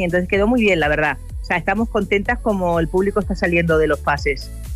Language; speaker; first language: Spanish; native; Spanish